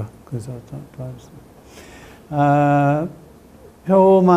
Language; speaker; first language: Korean; non-native, learner; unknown